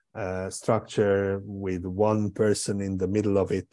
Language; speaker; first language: English; non-native, fluent; Hungarian